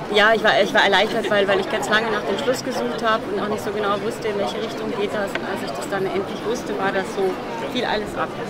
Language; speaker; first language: German; early bilingual, other home language; Russian